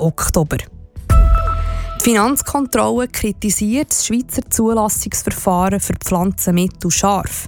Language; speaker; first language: German; native; German